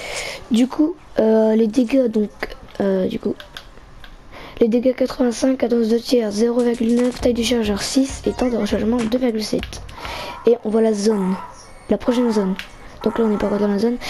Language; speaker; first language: French; native; French